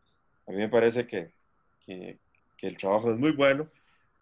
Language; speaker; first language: Spanish; native; Spanish